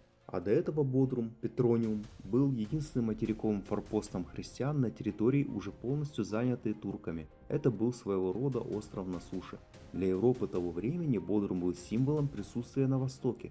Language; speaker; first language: Russian; native; Russian